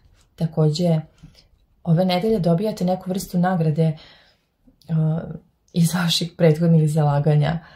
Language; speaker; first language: Serbian; native; Serbian